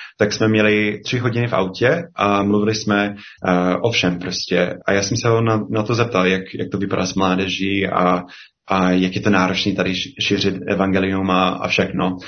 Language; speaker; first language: Czech; non-native, fluent; English